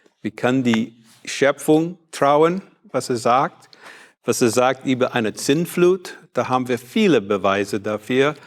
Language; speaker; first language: German; non-native, fluent; English